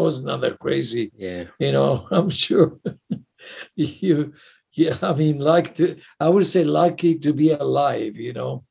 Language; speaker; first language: English; non-native, fluent; Italian